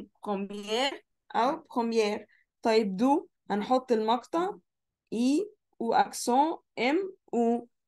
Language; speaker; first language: French; non-native, fluent; Arabic